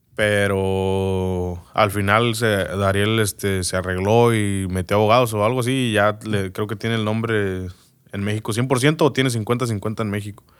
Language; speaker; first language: Spanish; native; Spanish